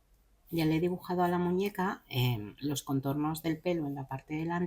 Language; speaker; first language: Spanish; native; Spanish